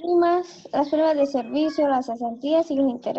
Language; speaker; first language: Spanish; native; Spanish